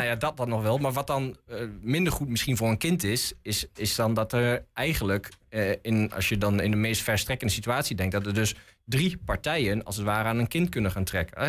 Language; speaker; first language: Dutch; native; Dutch